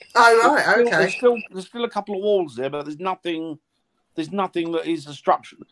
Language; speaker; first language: English; native; English